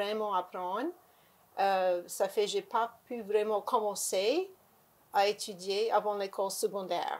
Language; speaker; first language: French; native; French